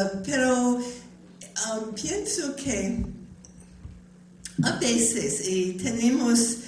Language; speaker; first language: Spanish; non-native, learner; English